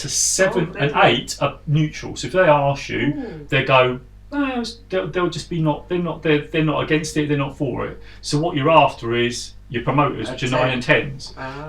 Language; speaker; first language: English; native; English